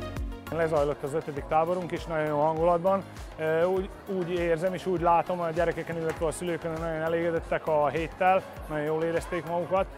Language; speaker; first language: Hungarian; native; Hungarian